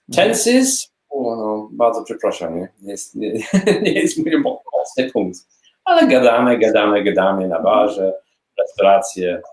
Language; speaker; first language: Polish; non-native, learner; English